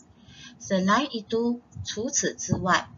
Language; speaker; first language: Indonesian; non-native, local second language; Chinese